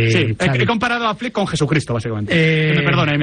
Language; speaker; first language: Spanish; native; Spanish